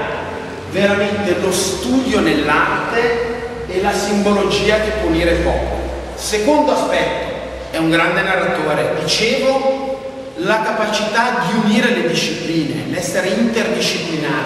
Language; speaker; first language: Italian; native; Italian